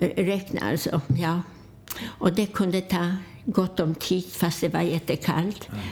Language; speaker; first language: Swedish; non-native, fluent; Polish